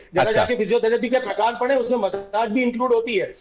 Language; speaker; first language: Hindi; native; Hindi